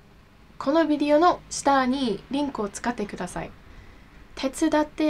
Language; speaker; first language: Japanese; non-native, fluent; English